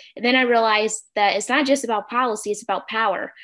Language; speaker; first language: English; native; English